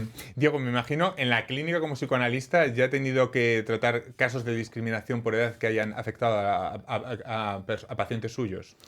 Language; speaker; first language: Spanish; native; Spanish